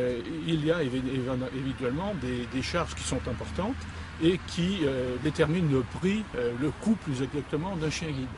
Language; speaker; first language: French; native; French